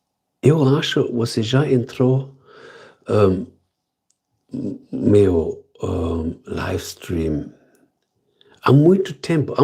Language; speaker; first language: Portuguese; non-native, learner; German